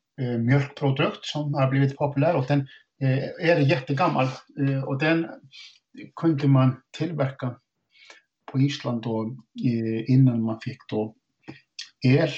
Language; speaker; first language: Swedish; non-native, fluent; Icelandic